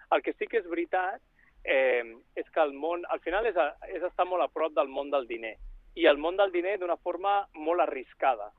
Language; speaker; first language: Catalan; native; Catalan